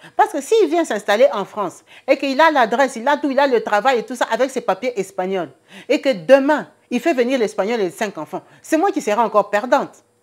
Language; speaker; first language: French; non-native, local second language; Lingala